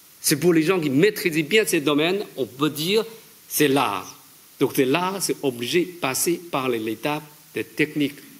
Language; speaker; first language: French; non-native, fluent; Chinese